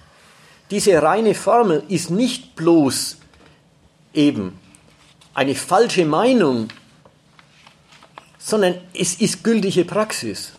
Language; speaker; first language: German; native; German